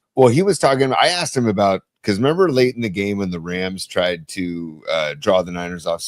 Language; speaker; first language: English; native; English